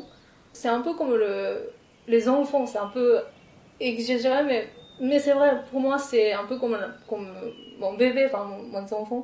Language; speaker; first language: French; non-native, fluent; Japanese